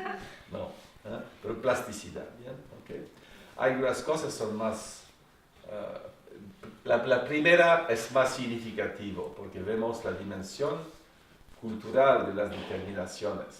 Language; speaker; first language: Spanish; non-native, fluent; French